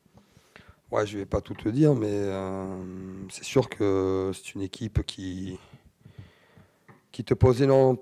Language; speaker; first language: French; native; French